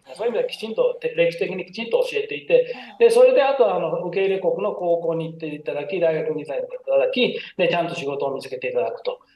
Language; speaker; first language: Japanese; native; Japanese